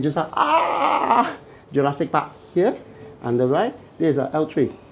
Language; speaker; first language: English; non-native, local second language; Cantonese